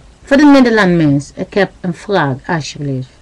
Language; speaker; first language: Dutch; non-native, learner; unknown